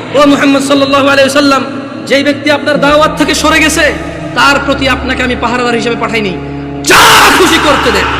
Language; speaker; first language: Bangla; early bilingual, heritage; Bangla